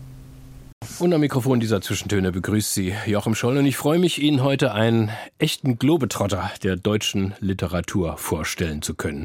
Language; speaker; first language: German; native; German